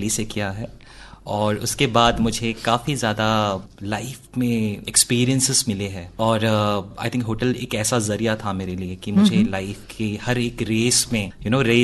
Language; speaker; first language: Hindi; native; Hindi